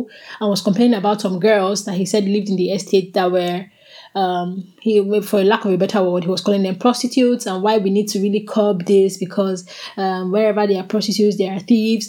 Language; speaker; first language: English; non-native, local second language; Igbo